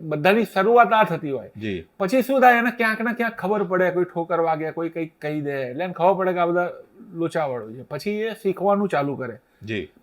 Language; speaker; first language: Gujarati; native; Gujarati